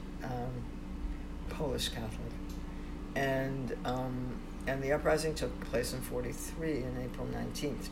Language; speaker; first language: English; early bilingual, other home language; Polish